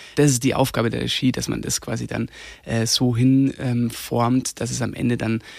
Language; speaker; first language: German; native; German